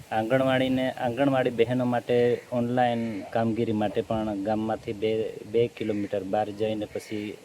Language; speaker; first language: Gujarati; non-native, local second language; Vasavi